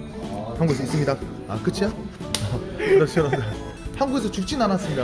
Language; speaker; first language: Korean; native; Korean